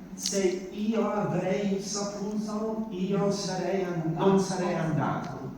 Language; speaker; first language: Italian; non-native, fluent; English